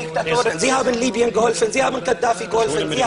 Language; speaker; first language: German; non-native, fluent; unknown